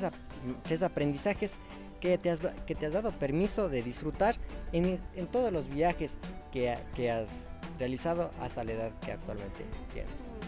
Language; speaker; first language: Spanish; native; Spanish